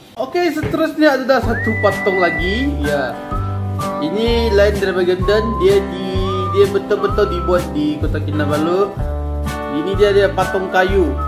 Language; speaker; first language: Malay; non-native, local second language; Chinese